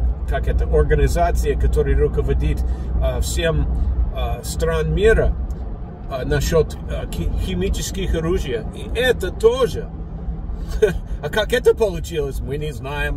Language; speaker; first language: Russian; non-native, learner; English